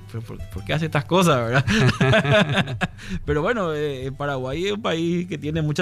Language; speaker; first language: Spanish; native; Spanish